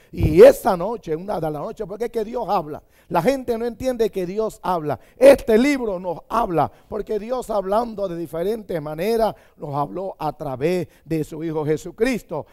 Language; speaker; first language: Spanish; native; Spanish